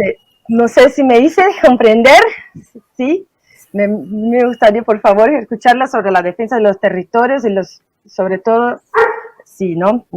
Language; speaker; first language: Spanish; non-native, fluent; Portuguese